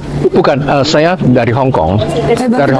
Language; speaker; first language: Indonesian; non-native, learner; Cantonese